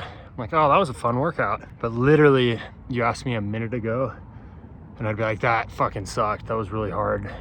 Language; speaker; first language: English; native; English